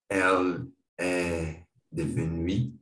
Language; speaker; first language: French; non-native, learner; Portuguese